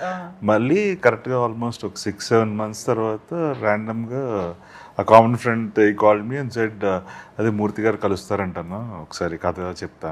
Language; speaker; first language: Telugu; native; Telugu